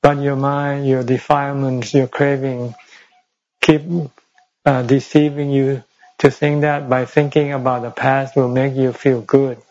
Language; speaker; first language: English; non-native, fluent; Thai